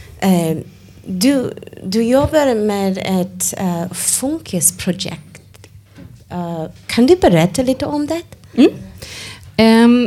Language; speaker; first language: Swedish; non-native, learner; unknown